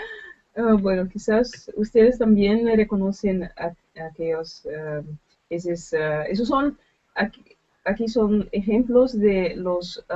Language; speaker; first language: Spanish; non-native, learner; Dutch